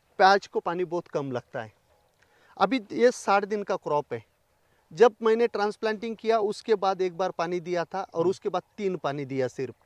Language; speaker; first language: Hindi; non-native, local second language; Marathi